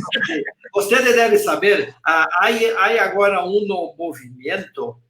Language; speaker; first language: Spanish; non-native, learner; Portuguese